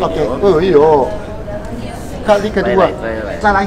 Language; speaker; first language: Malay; non-native, local second language; Cantonese